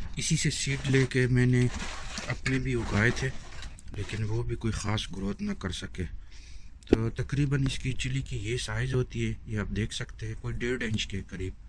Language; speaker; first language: Urdu; native; Urdu